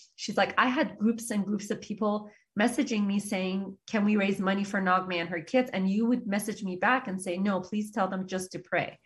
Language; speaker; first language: English; early bilingual, other home language; Persian